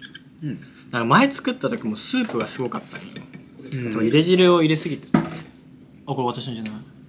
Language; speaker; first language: Japanese; native; Japanese